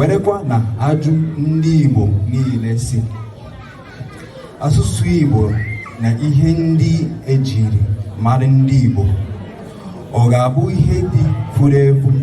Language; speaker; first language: Igbo; early bilingual, heritage; Igbo